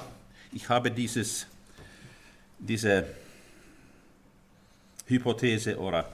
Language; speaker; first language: German; non-native, fluent; Finnish